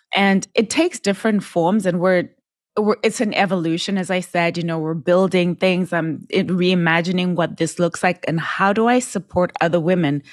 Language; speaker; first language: English; non-native, local second language; Shona